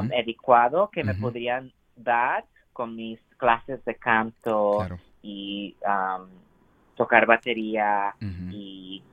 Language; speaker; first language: Spanish; early bilingual, heritage; Spanish